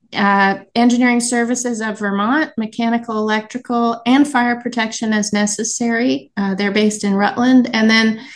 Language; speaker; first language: English; native; English